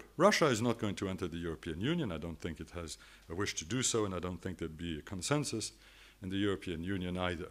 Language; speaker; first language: English; non-native, fluent; French